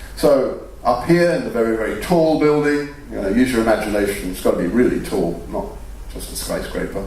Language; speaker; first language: English; native; English